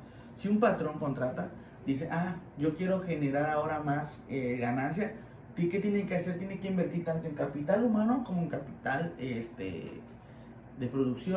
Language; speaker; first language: Spanish; native; Spanish